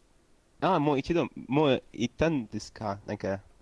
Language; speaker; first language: Japanese; non-native, learner; Arabic